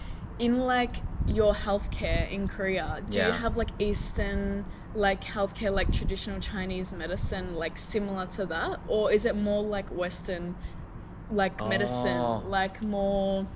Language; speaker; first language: English; non-native, fluent; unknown